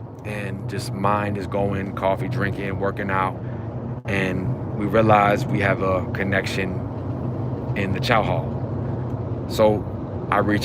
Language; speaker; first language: English; native; English